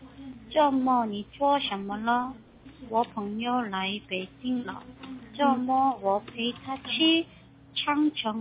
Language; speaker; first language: Chinese; non-native, learner; Korean